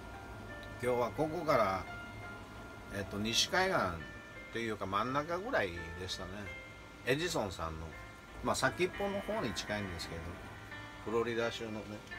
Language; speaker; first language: Japanese; native; Japanese